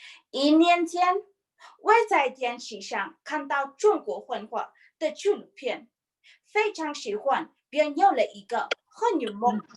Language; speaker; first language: Chinese; non-native, learner; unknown